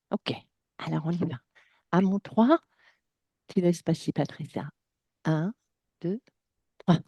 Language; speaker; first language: French; native; French